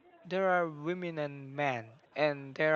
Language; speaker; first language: English; non-native, learner; Korean